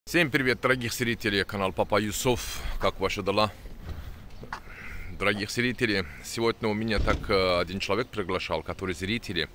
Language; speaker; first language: Russian; non-native, learner; Turkish